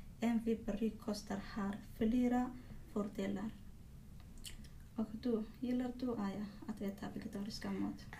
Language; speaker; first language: Swedish; non-native, learner; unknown